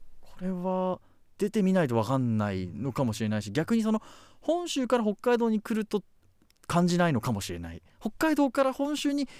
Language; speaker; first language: Japanese; native; Japanese